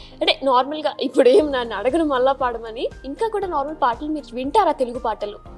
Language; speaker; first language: Telugu; native; Telugu